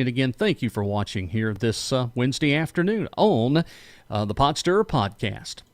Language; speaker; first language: English; native; English